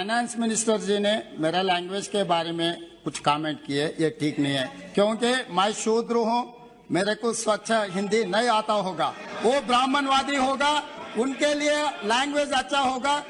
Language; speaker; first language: Hindi; non-native, local second language; Telugu